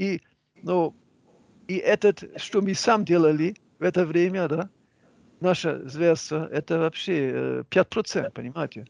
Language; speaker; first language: Russian; non-native, fluent; German